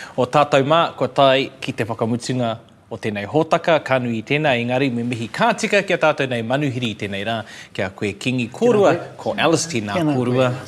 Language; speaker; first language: Māori; non-native, local second language; English